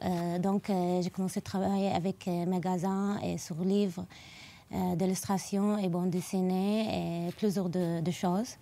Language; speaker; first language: French; non-native, learner; Arabic